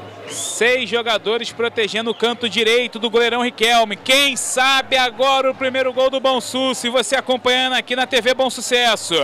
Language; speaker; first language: Portuguese; native; Portuguese